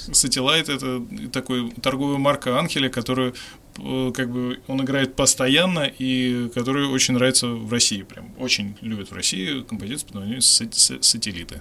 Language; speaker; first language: Russian; native; Russian